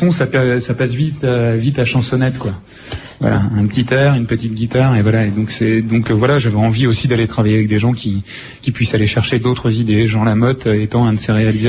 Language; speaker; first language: French; native; French